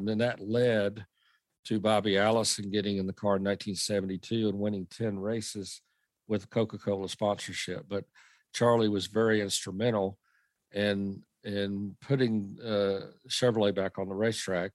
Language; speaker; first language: English; native; English